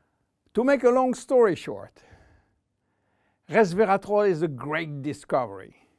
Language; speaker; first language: English; non-native, fluent; French